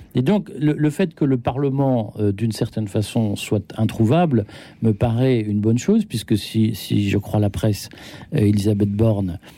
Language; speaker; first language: French; native; French